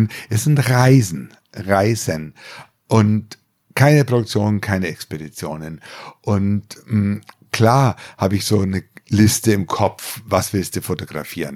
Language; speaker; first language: German; native; German